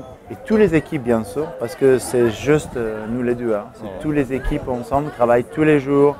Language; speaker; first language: French; non-native, learner; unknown